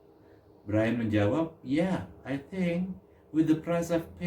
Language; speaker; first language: English; non-native, fluent; Indonesian